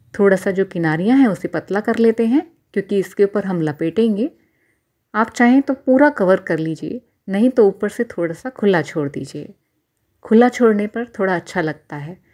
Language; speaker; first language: Hindi; native; Hindi